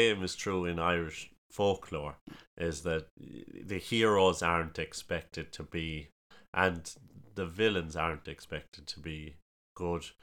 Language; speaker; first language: English; native; English